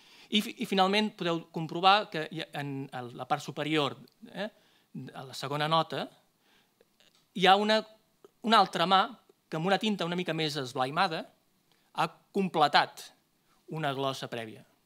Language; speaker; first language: Catalan; native; Catalan